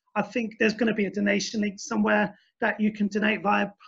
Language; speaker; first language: English; native; English